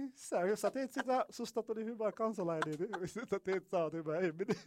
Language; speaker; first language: Finnish; non-native, learner; Arabic